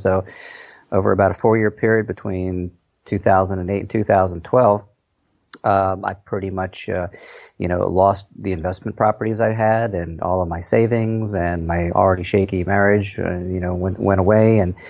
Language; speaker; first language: English; native; English